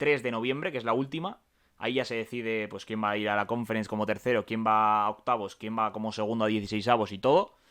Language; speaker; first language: Spanish; native; Spanish